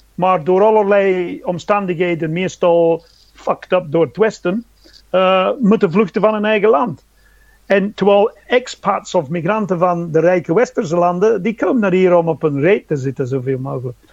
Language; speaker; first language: Dutch; non-native, fluent; English